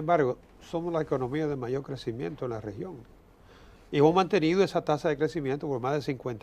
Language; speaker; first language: Spanish; native; Spanish